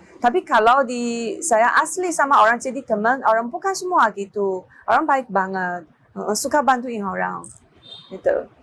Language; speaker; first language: Indonesian; non-native, learner; Chinese